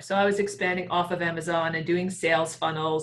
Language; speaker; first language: English; native; English